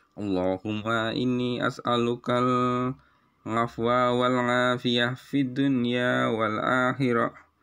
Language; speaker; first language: Arabic; non-native, learner; Indonesian